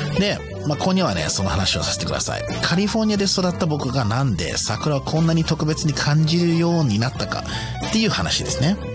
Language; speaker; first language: Japanese; non-native, fluent; English